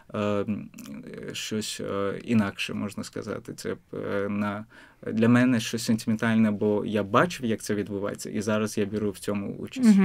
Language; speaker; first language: Ukrainian; non-native, fluent; Azerbaijani